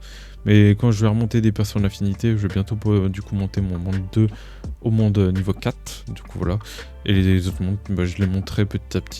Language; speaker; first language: French; native; French